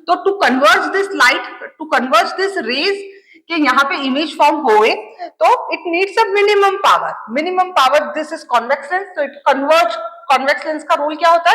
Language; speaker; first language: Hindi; native; Hindi